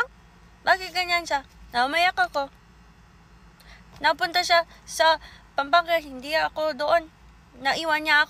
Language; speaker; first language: Filipino; early bilingual, heritage; English